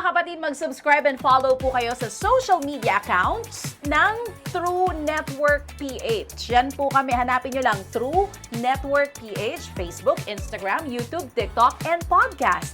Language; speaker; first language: Filipino; native; Filipino